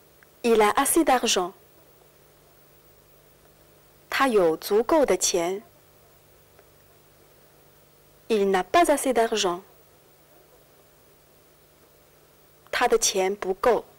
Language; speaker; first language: French; non-native, fluent; Chinese